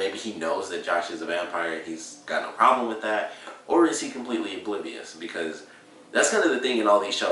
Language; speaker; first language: English; native; English